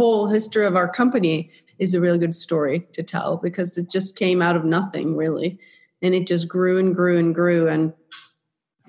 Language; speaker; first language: English; non-native, fluent; Swedish